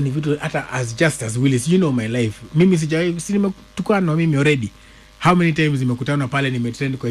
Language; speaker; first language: English; non-native, local second language; Luo (Kenya and Tanzania)